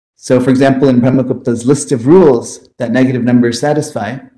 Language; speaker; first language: English; early bilingual, other home language; Hindi